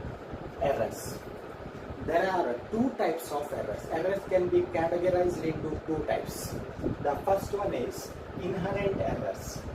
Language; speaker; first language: English; non-native, local second language; Telugu